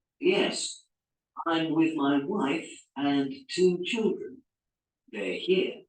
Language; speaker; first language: English; non-native, learner; Spanish